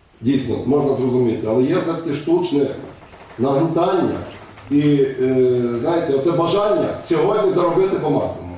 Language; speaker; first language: Ukrainian; native; Ukrainian